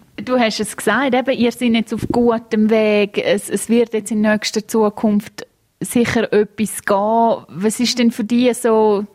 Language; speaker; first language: German; native; German